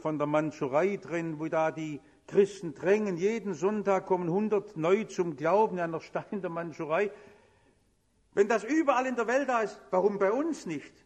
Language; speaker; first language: German; native; German